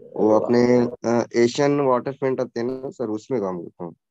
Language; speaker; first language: Hindi; non-native, local second language; Kannada